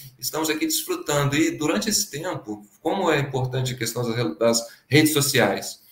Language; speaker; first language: Portuguese; native; Portuguese